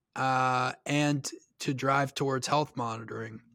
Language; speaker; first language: English; native; English